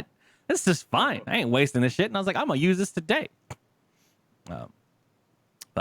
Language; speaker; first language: English; native; English